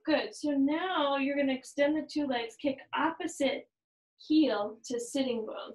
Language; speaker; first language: English; native; English